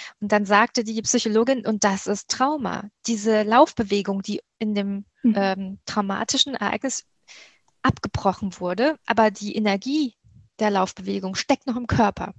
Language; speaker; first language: German; native; German